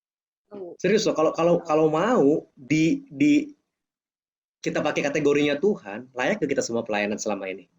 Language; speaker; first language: Indonesian; native; Indonesian